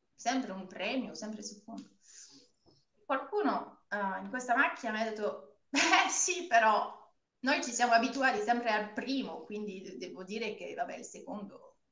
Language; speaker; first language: Italian; non-native, fluent; French